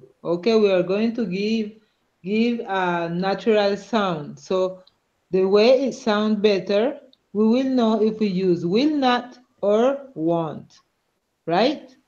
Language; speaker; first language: English; non-native, learner; Spanish